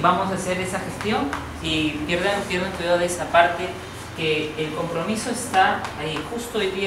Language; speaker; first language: Spanish; native; Spanish